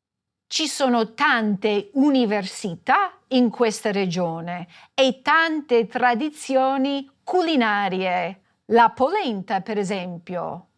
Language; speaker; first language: Italian; non-native, fluent; English